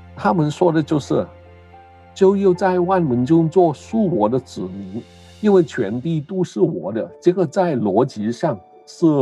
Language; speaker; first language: Chinese; non-native, local second language; Cantonese